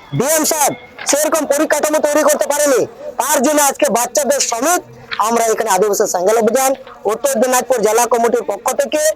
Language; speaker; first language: Bangla; non-native, local second language; Santali